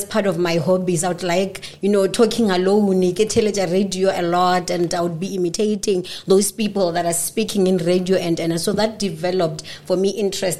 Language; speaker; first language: English; non-native, local second language; Northern Sotho